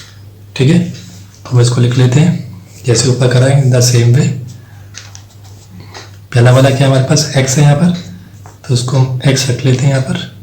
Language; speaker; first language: Hindi; native; Hindi